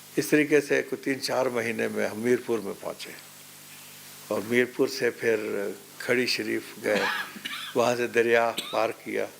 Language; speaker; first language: Urdu; non-native, local second language; Pahari-Potwari